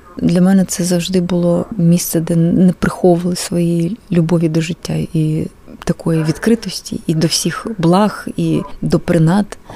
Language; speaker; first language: Ukrainian; non-native, local second language; Russian